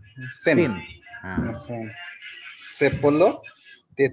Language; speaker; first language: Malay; non-native, learner; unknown